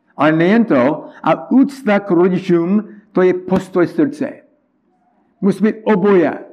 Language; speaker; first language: Czech; non-native, learner; English